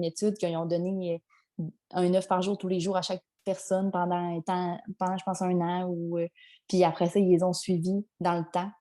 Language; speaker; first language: French; native; French